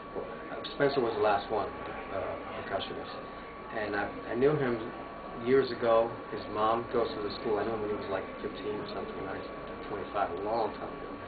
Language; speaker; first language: English; native; English